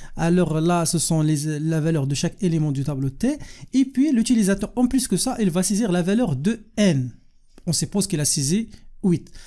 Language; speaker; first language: French; non-native, local second language; Arabic